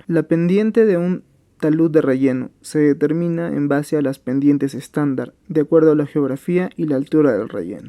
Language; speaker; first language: Spanish; native; Spanish